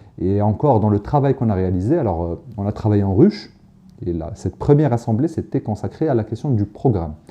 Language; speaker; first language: French; non-native, local second language; Arabic